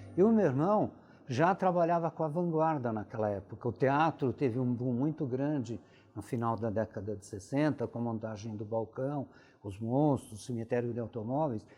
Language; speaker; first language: Portuguese; early bilingual, other home language; Italian